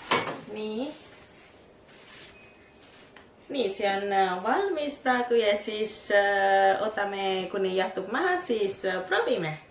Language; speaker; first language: Estonian; non-native, learner; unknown